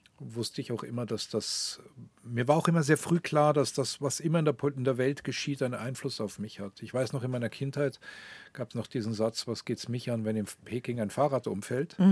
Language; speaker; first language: German; native; German